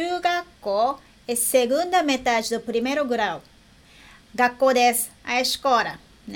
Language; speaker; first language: Portuguese; non-native, learner; Japanese